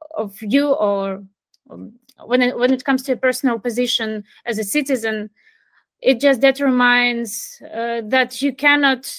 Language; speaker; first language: English; non-native, fluent; Ukrainian